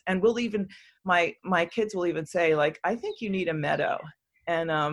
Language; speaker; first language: English; native; English